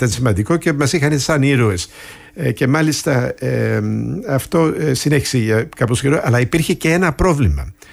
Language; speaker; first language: Greek; early bilingual, heritage; Greek